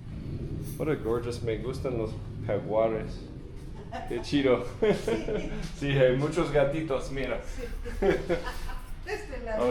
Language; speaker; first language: Spanish; non-native, fluent; English